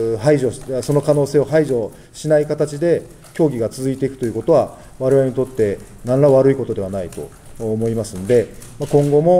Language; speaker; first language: Japanese; native; Japanese